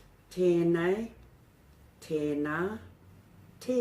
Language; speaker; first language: Māori; non-native, learner; English